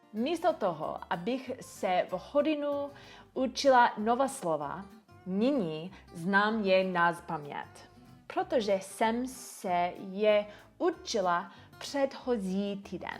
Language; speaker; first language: Czech; non-native, learner; English